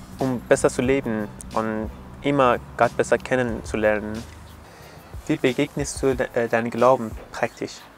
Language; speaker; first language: German; non-native, learner; Persian